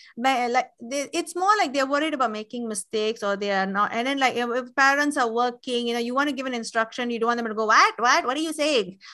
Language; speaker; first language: English; non-native, local second language; Tamil